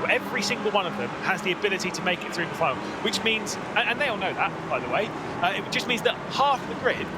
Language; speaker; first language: English; native; English